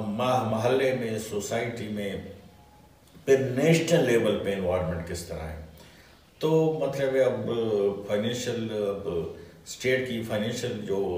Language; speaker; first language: Urdu; non-native, local second language; Pashto